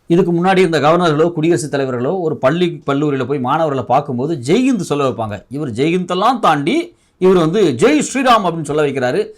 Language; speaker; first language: Tamil; native; Tamil